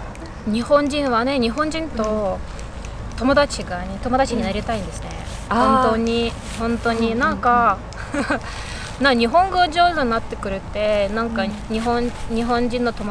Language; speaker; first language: Japanese; non-native, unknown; Bashkir